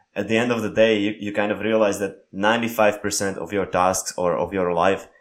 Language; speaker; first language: English; non-native, fluent; Slovak